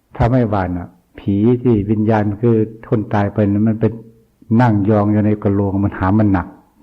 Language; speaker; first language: Thai; non-native, local second language; Northeastern Thai